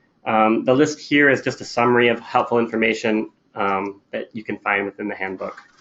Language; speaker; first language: English; native; English